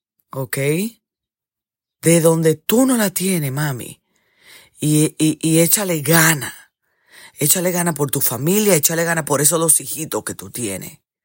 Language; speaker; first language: Spanish; early bilingual, heritage; Spanish